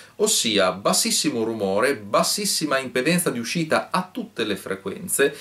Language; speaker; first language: Italian; native; Italian